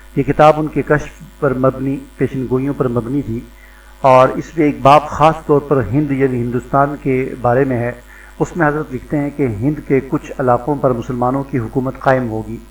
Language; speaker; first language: Urdu; native; Urdu